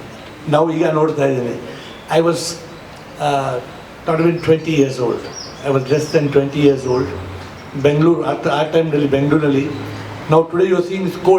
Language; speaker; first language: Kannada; non-native, local second language; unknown